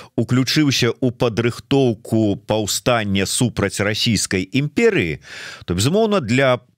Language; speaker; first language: Belarusian; non-native, local second language; Russian